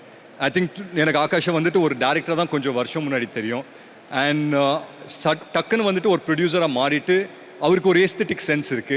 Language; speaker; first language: Tamil; native; Tamil